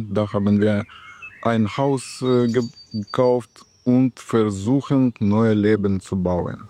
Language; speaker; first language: German; non-native, learner; Russian